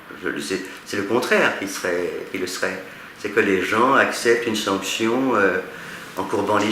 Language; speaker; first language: French; native; French